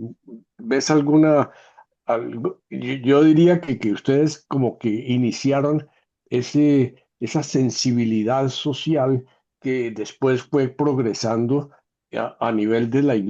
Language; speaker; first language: Spanish; native; Spanish